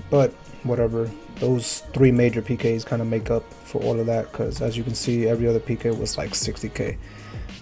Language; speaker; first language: English; native; English